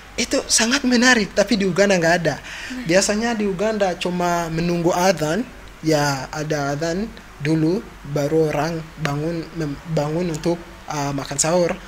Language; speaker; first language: Indonesian; non-native, fluent; Ganda